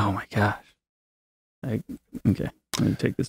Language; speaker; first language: English; native; English